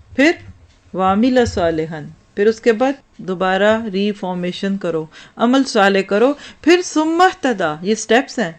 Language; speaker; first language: Urdu; native; Urdu